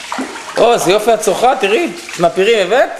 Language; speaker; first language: Hebrew; native; Hebrew